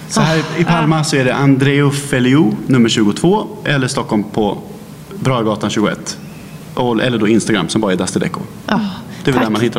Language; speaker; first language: Swedish; native; Swedish